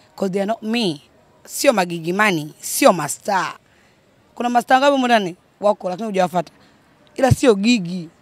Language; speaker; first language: Swahili; native; Swahili